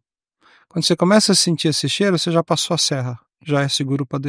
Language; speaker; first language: Portuguese; native; Portuguese